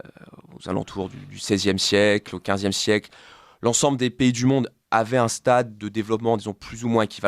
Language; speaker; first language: French; native; French